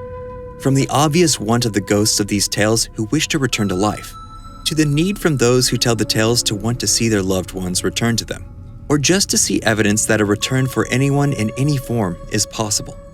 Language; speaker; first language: English; native; English